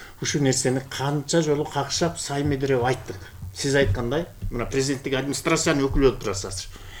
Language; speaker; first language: Kyrgyz; native; Kyrgyz